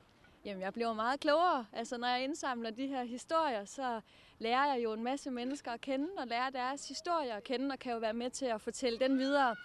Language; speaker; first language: Danish; native; Danish